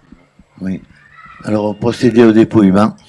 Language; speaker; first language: French; native; French